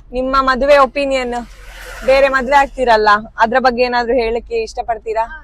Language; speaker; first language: Kannada; non-native, local second language; Konkani